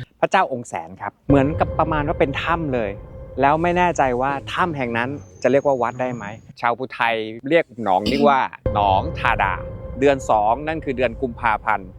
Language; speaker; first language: Thai; native; Thai